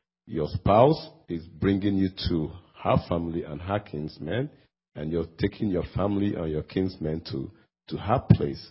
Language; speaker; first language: English; non-native, local second language; Igbo